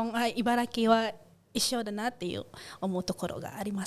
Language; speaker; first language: Japanese; non-native, fluent; Indonesian